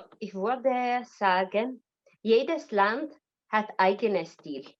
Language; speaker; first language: German; non-native, learner; Arabic